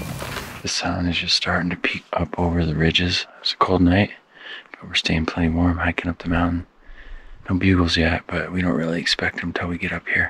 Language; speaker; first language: English; native; English